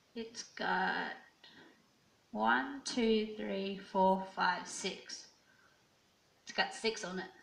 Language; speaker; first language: English; native; English